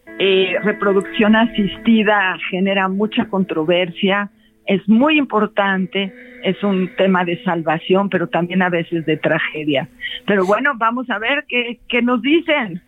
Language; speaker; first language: Spanish; native; Spanish